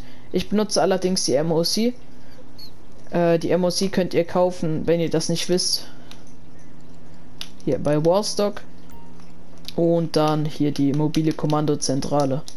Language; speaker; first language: German; native; German